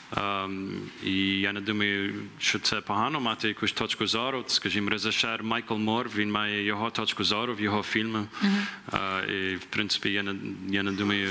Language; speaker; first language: Ukrainian; early bilingual, heritage; Ukrainian